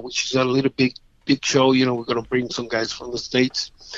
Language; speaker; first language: English; non-native, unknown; Spanish